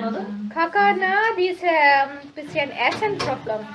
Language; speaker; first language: German; non-native, learner; Tamil